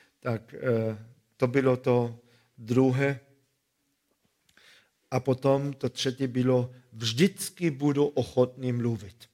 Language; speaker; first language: Czech; non-native, fluent; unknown